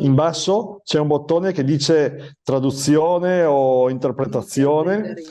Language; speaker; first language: Italian; non-native, fluent; Spanish